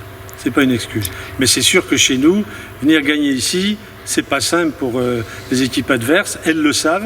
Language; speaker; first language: French; native; French